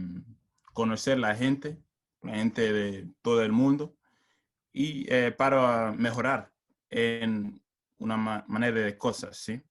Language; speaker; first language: Spanish; non-native, learner; English